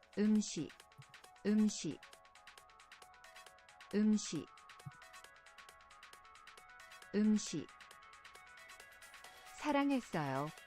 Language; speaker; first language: Korean; non-native, learner; English